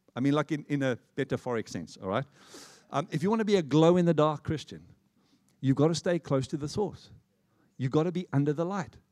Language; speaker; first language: English; native; English